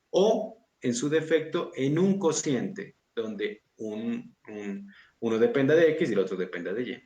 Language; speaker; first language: Spanish; native; Spanish